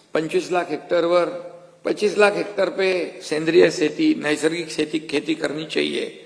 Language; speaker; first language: Hindi; non-native, local second language; Marathi